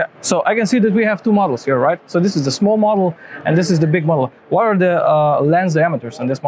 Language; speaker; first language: English; non-native, fluent; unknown